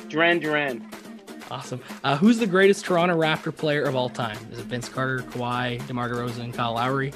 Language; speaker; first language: English; native; English